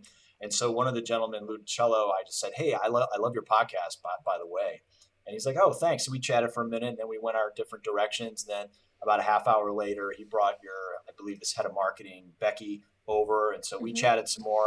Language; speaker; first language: English; native; English